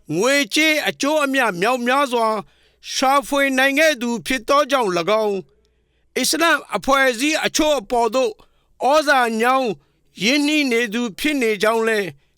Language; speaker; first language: Burmese; non-native, local second language; Rohingya